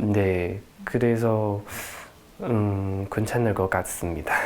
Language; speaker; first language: Korean; non-native, fluent; Chinese